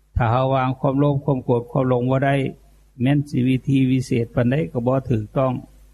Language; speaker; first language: Thai; native; Thai